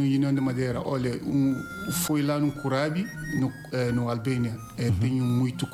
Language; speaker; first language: Portuguese; non-native, learner; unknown